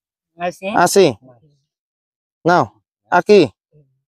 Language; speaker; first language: Portuguese; non-native, learner; Vietnamese